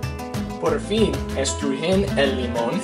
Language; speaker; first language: Spanish; non-native, learner; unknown